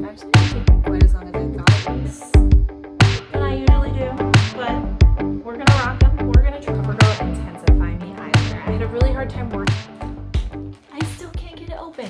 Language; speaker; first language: English; native; English